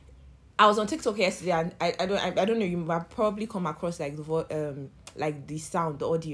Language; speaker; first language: English; non-native, local second language; Yoruba